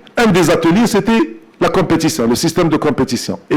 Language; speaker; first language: French; non-native, local second language; Arabic